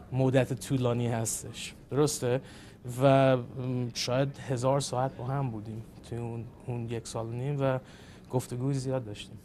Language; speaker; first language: Persian; early bilingual, other home language; English